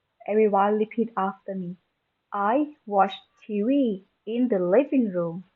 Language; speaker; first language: English; non-native, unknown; Thai